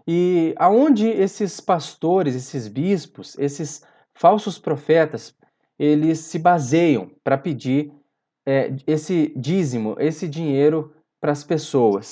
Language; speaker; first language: Portuguese; native; Portuguese